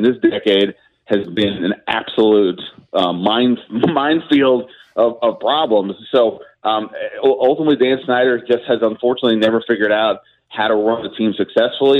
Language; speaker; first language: English; native; English